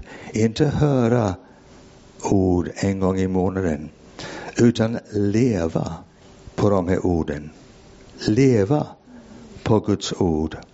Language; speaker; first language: Swedish; non-native, fluent; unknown